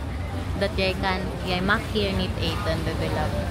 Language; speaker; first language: Dutch; non-native, learner; Filipino